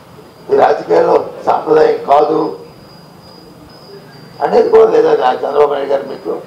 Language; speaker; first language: Telugu; native; Telugu